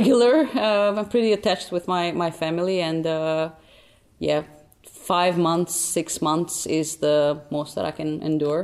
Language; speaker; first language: English; non-native, fluent; Albanian